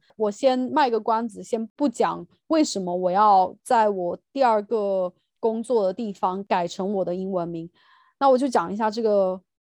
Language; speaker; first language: Chinese; native; Chinese